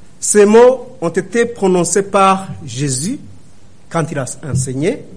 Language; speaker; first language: French; non-native, local second language; Rundi